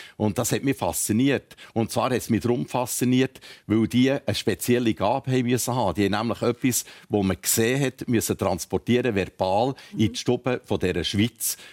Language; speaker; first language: German; native; German